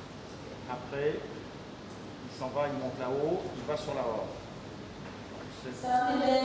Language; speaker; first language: French; native; French